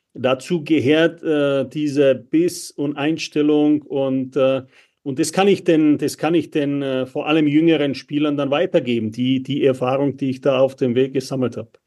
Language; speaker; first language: German; non-native, fluent; Czech